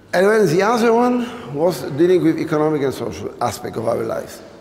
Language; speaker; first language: English; non-native, fluent; Polish